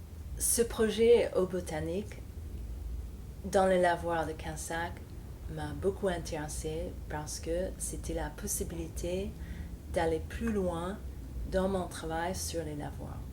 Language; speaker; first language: French; non-native, fluent; English